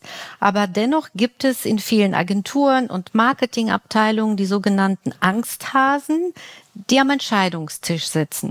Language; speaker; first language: German; native; German